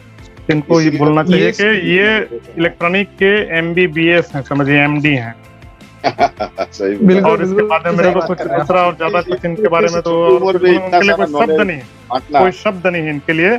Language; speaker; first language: Hindi; native; Hindi